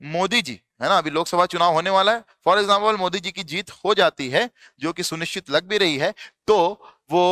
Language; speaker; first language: Hindi; native; Hindi